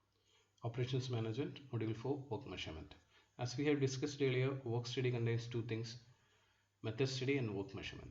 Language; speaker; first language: English; non-native, local second language; Malayalam